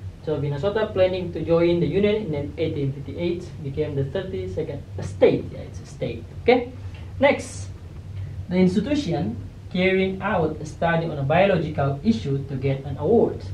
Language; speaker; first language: English; non-native, fluent; Indonesian